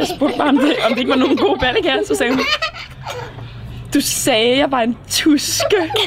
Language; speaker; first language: Danish; native; Danish